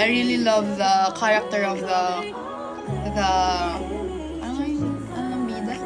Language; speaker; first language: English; non-native, local second language; Filipino